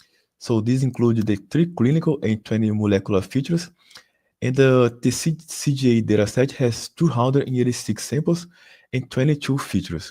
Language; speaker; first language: English; non-native, fluent; Portuguese